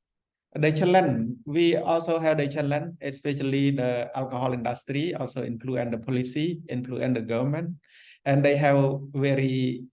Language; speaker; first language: English; non-native, fluent; Khmer